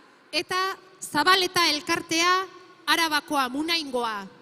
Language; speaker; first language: Basque; native; Basque